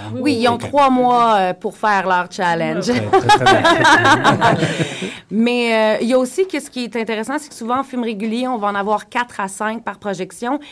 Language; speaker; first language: French; native; French